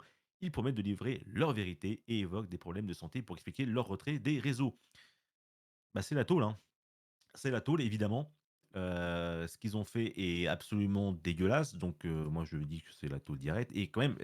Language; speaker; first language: French; native; French